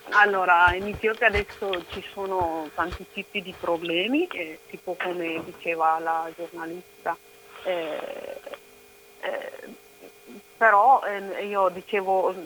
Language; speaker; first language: Italian; non-native, fluent; Oromo